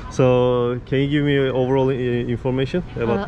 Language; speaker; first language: English; non-native, learner; Turkish